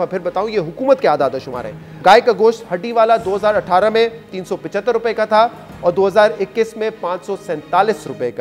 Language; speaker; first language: Urdu; native; Urdu